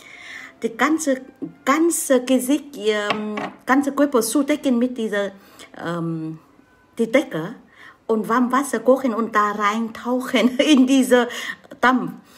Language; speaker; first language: German; non-native, learner; Vietnamese